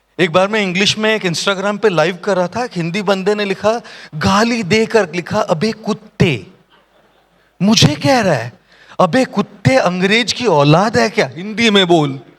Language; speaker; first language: Hindi; non-native, local second language; Marathi